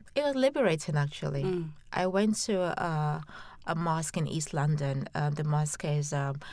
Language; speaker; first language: English; non-native, local second language; Yoruba